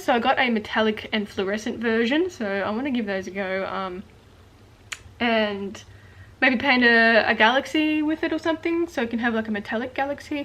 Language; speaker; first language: English; native; English